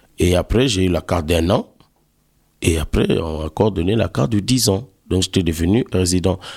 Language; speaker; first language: French; non-native, local second language; Lingala